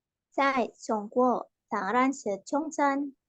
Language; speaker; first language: Chinese; non-native, learner; Indonesian